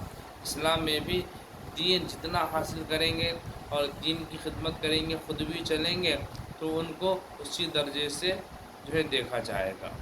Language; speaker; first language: Urdu; native; Urdu